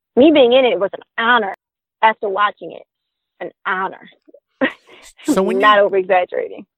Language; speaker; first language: English; native; English